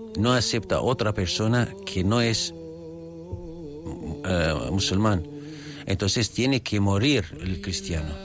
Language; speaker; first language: Spanish; non-native, fluent; Arabic